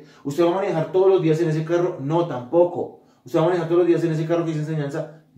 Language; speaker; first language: Spanish; native; Spanish